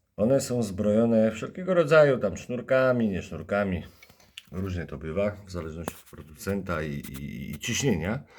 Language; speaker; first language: Polish; native; Polish